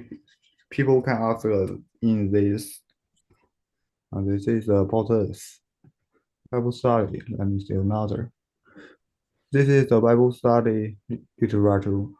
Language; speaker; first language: English; non-native, learner; Chinese